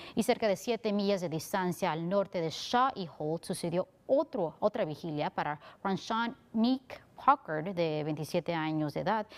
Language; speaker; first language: Spanish; early bilingual, heritage; Spanish